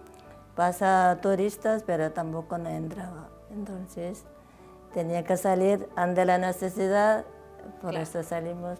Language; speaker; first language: Spanish; non-native, learner; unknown